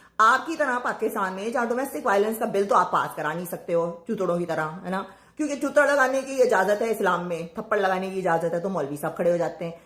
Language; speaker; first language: Urdu; native; Urdu